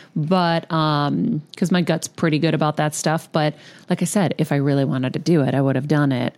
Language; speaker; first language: English; early bilingual, other home language; Greek